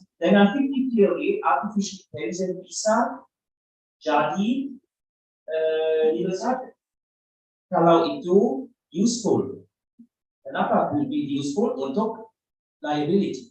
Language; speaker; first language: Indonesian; non-native, learner; German